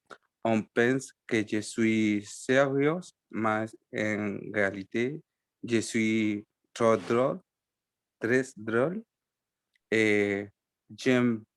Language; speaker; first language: French; non-native, learner; Spanish